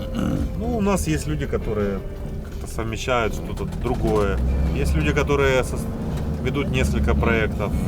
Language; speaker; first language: Russian; native; Russian